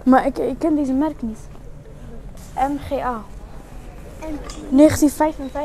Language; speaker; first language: Dutch; early bilingual, other home language; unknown